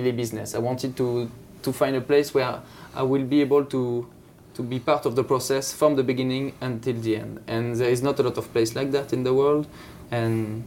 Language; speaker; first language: English; non-native, fluent; French